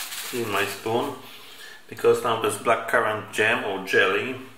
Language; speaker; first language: English; non-native, fluent; Polish